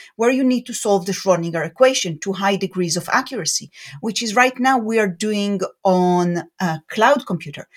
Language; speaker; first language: English; non-native, fluent; Hebrew